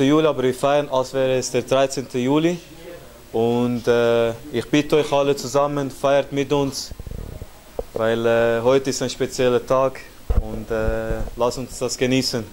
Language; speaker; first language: German; early bilingual, other home language; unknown